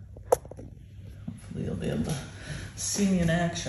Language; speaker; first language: English; native; English